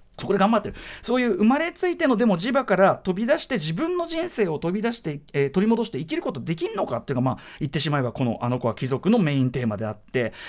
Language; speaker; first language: Japanese; native; Japanese